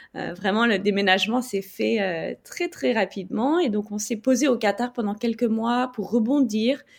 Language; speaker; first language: French; native; French